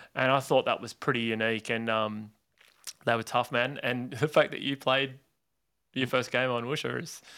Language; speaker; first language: English; native; English